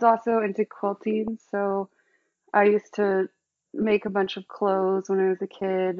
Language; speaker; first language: English; native; English